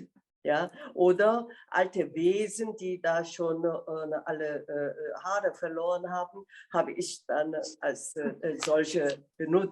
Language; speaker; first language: German; non-native, fluent; Korean